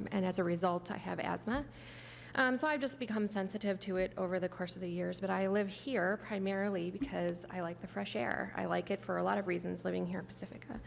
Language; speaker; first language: English; native; English